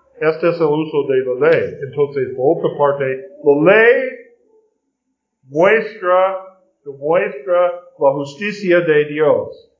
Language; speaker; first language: Spanish; non-native, learner; English